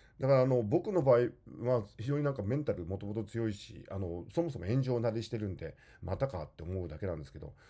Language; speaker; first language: Japanese; native; Japanese